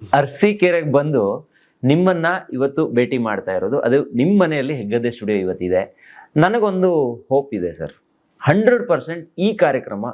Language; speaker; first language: Kannada; native; Kannada